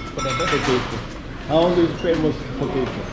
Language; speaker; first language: English; non-native, learner; Korean